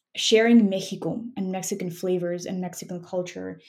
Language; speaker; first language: English; non-native, fluent; Spanish